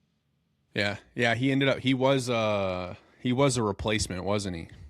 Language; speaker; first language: English; native; English